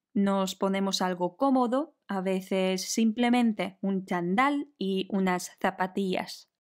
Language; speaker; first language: Spanish; non-native, fluent; Polish